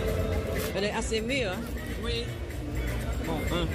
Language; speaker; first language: French; non-native, fluent; Vietnamese